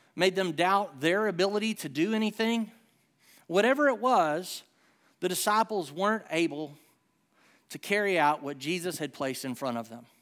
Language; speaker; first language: English; native; English